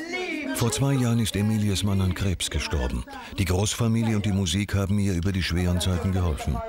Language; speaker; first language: German; native; German